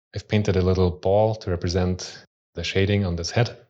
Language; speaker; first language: English; early bilingual, other home language; Swiss German